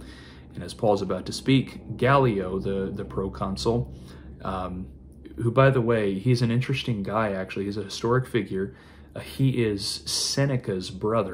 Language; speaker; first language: English; native; English